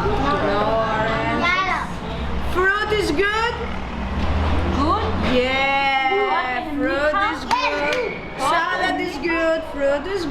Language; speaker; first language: English; non-native, fluent; Greek